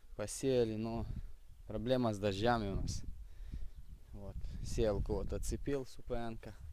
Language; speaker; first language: Russian; non-native, local second language; Ukrainian